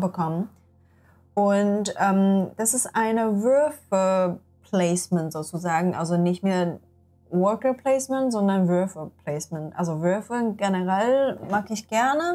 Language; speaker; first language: German; non-native, learner; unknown